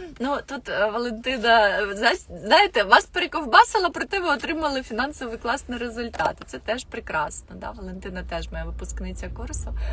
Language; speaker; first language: Ukrainian; non-native, local second language; Russian